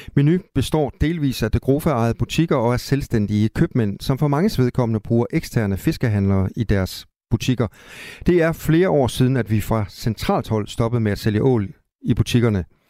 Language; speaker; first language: Danish; native; Danish